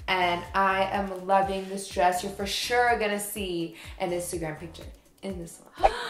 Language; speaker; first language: English; native; English